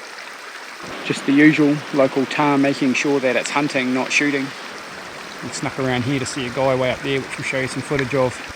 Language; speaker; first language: English; native; English